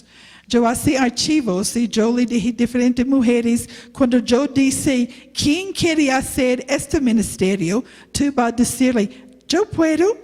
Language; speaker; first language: Spanish; non-native, learner; English